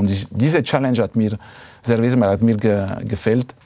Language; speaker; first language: German; non-native, fluent; Italian